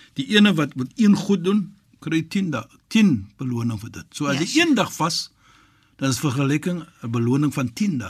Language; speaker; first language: Afrikaans; native; Afrikaans